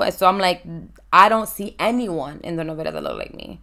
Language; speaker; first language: English; early bilingual, other home language; Spanish